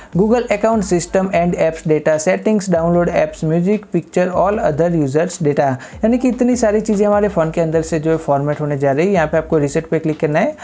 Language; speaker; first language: Hindi; native; Hindi